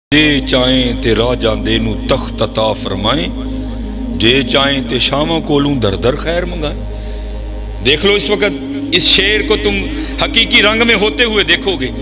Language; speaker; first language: Urdu; non-native, local second language; Punjabi